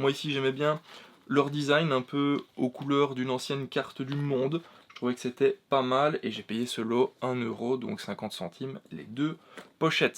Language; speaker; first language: French; native; French